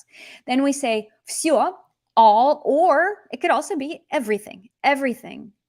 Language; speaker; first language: English; native; English